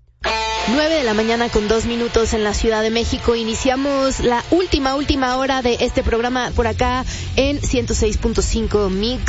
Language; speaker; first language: Spanish; native; Spanish